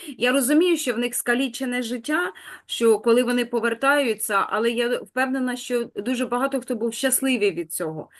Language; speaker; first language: Ukrainian; native; Ukrainian